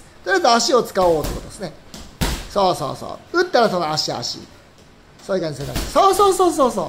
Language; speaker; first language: Japanese; native; Japanese